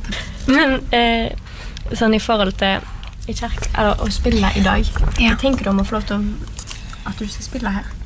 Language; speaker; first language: Norwegian; native; Norwegian